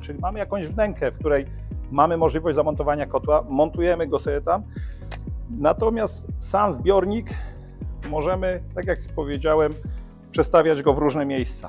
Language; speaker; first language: Polish; native; Polish